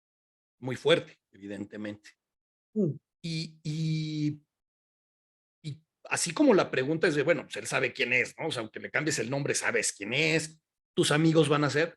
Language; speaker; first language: Spanish; native; Spanish